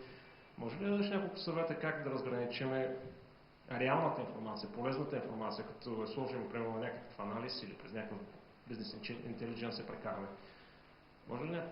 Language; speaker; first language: Bulgarian; native; Bulgarian